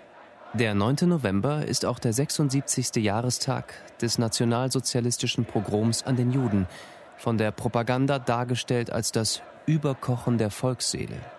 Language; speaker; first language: German; native; German